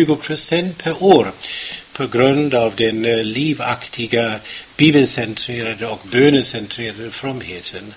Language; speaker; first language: Swedish; non-native, fluent; German